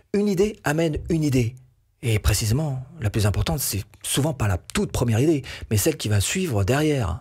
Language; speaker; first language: French; native; French